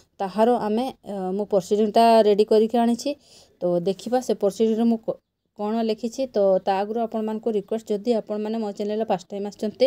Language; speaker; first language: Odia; non-native, local second language; Santali